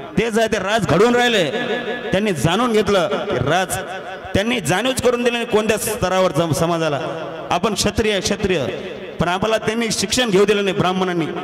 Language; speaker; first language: Marathi; non-native, local second language; Lambadi